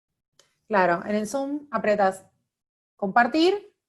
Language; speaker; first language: Spanish; native; Spanish